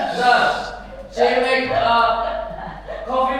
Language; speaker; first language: English; non-native, learner; Indonesian